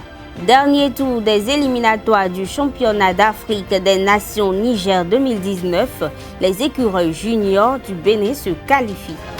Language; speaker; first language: French; native; French